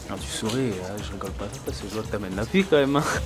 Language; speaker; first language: French; native; French